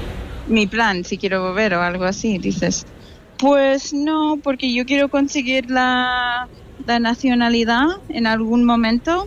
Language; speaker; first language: Spanish; non-native, fluent; English